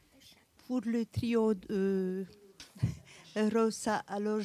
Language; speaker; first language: French; non-native, fluent; Portuguese